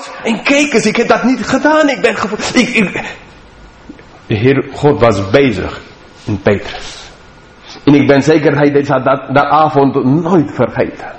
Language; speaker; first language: Dutch; non-native, fluent; English